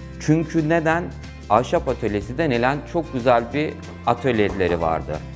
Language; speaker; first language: Turkish; native; Turkish